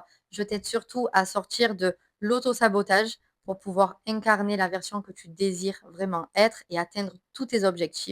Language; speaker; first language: French; native; French